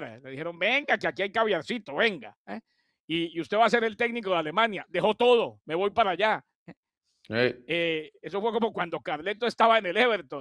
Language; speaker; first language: Spanish; native; Spanish